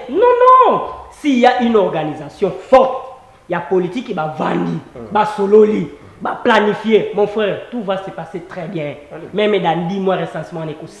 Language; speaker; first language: French; non-native, local second language; Lingala